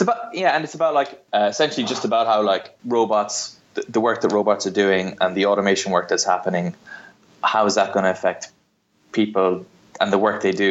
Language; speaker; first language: English; native; English